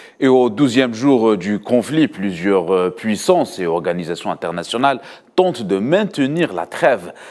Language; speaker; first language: French; non-native, local second language; Arabic